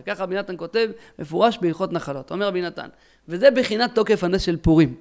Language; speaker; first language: Hebrew; native; Hebrew